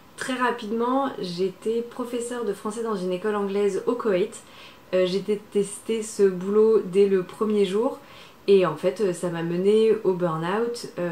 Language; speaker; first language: French; native; French